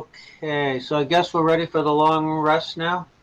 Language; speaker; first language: English; native; English